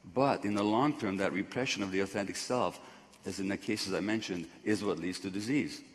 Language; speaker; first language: English; non-native, fluent; Hungarian